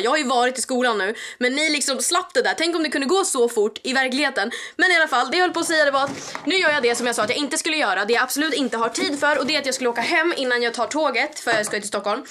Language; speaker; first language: Swedish; native; Swedish